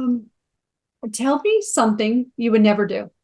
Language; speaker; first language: English; native; English